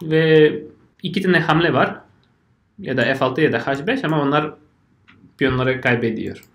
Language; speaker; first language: Turkish; non-native, fluent; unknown